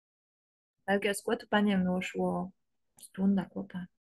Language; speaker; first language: Latvian; non-native, learner; French